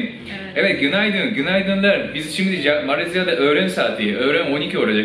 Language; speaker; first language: Turkish; non-native, fluent; Japanese